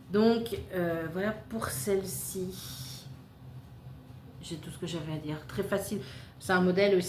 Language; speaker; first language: French; native; French